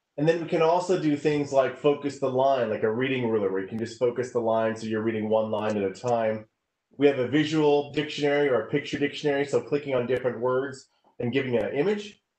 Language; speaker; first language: English; native; English